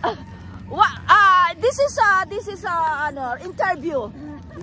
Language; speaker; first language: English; non-native, local second language; Cebuano